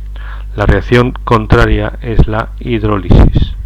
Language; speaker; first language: Spanish; native; Spanish